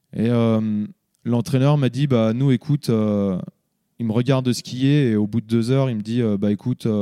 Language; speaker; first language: French; native; French